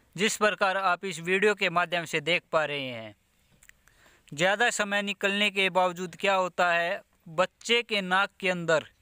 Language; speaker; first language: Hindi; native; Hindi